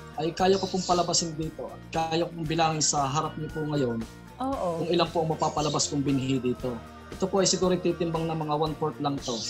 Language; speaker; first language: Filipino; native; Filipino